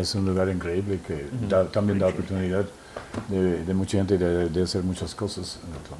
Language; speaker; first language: Spanish; non-native, fluent; English